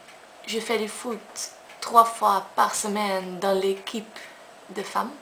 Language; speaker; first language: French; non-native, learner; Dutch